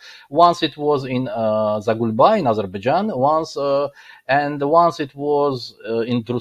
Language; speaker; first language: English; non-native, fluent; Azerbaijani